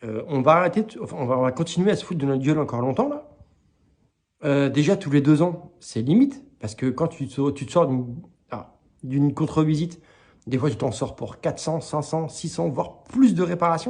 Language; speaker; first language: French; native; French